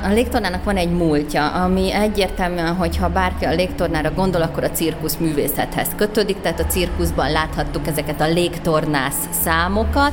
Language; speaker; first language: Hungarian; native; Hungarian